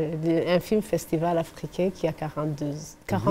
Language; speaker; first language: French; non-native, fluent; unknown